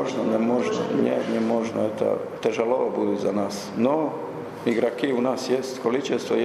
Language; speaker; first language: Russian; non-native, learner; Croatian